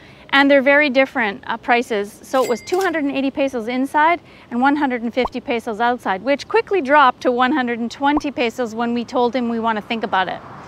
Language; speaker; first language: English; native; English